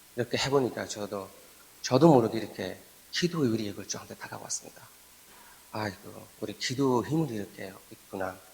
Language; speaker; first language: Korean; non-native, fluent; Bangla